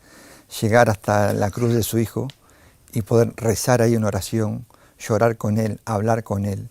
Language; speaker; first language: Spanish; native; Spanish